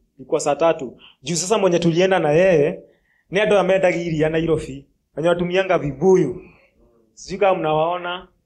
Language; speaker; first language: Swahili; non-native, local second language; Kikuyu